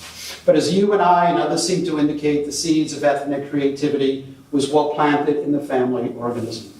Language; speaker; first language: English; native; English